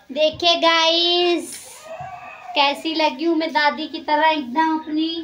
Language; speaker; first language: Hindi; native; Hindi